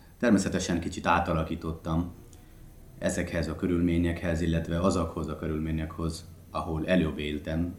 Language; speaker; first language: Hungarian; non-native, fluent; Hindi